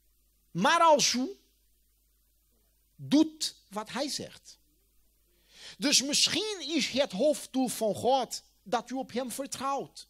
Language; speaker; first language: Dutch; non-native, fluent; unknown